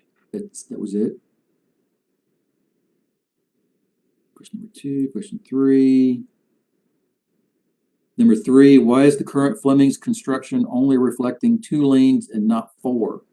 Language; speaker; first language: English; native; English